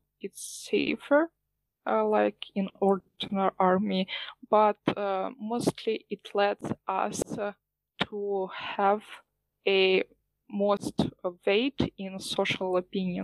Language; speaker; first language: English; non-native, learner; Ukrainian